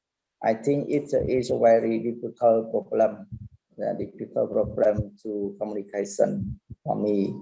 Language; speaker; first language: English; non-native, learner; Khmer